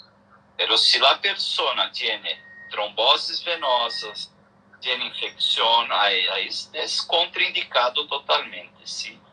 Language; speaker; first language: Spanish; non-native, learner; Portuguese